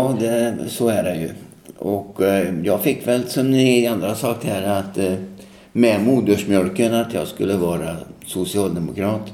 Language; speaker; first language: Swedish; native; Swedish